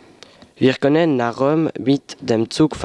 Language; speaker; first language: German; non-native, learner; French